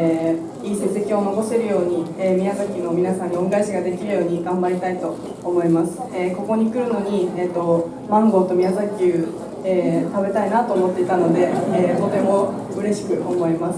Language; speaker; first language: Japanese; native; Japanese